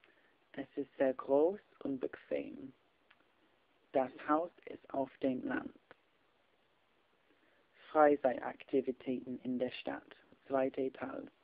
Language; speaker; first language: German; non-native, learner; English